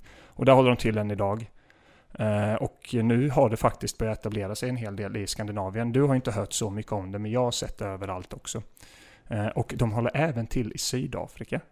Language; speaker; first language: Swedish; native; Swedish